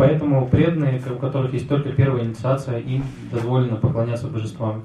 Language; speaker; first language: Russian; native; Russian